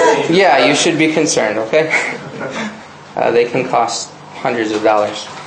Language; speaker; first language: English; native; English